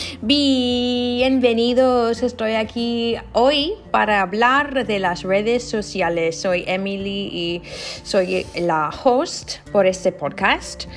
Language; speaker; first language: Spanish; non-native, learner; English